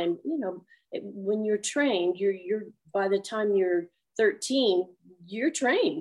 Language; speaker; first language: English; native; English